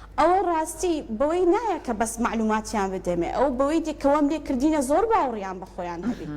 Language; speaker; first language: Central Kurdish; early bilingual, heritage; Central Kurdish